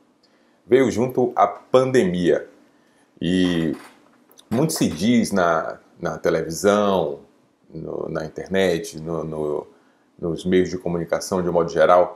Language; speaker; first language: Portuguese; native; Portuguese